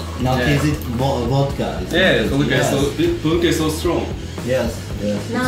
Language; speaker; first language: English; non-native, learner; Armenian